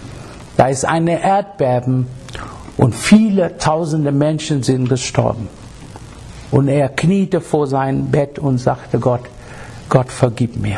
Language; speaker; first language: German; non-native, learner; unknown